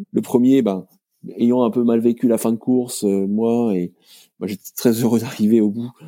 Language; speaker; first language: French; native; French